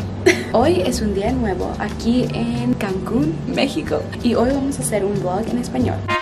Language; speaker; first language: Spanish; early bilingual, heritage; Spanish